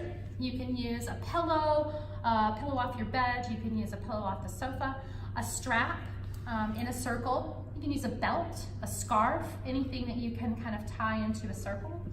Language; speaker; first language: English; native; English